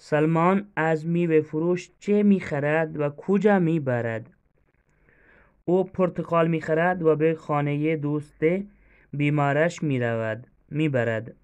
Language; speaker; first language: Persian; non-native, fluent; Urdu